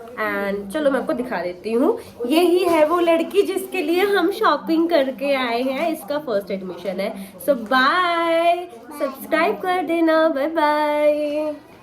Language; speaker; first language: Hindi; non-native, local second language; Bangla